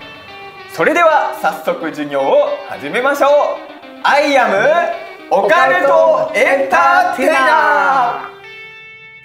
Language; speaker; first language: Japanese; native; Japanese